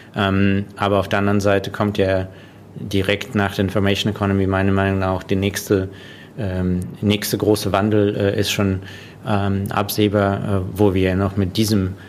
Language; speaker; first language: German; non-native, fluent; Russian